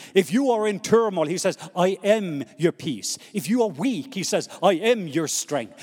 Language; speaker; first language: English; non-native, fluent; Norwegian